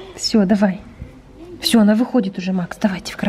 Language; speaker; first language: Russian; native; Russian